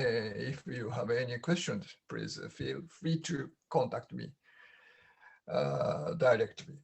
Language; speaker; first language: English; non-native, learner; Japanese